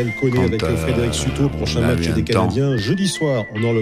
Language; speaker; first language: French; native; French